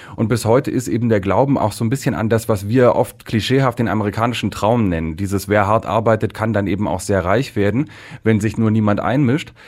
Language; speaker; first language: German; native; German